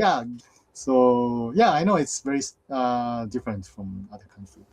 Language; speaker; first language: English; non-native, fluent; Japanese